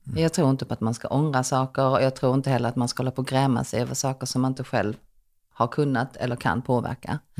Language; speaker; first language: Swedish; early bilingual, other home language; Korean